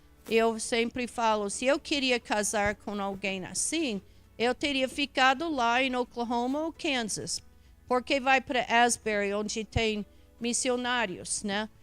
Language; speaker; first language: Portuguese; non-native, fluent; English